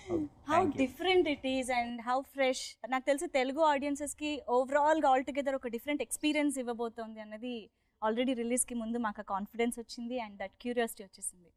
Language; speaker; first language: Telugu; native; Telugu